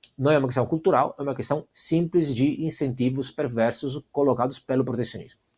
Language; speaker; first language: Portuguese; non-native, fluent; Italian